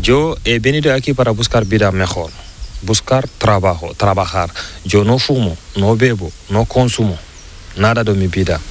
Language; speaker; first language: Spanish; non-native, learner; Fula